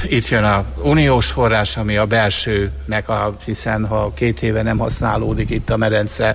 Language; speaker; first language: Hungarian; native; Hungarian